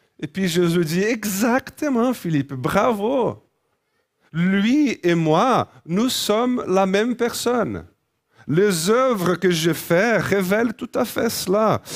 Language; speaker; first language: French; non-native, fluent; Portuguese